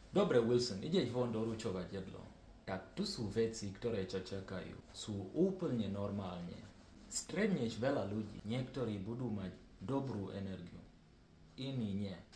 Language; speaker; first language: Slovak; non-native, learner; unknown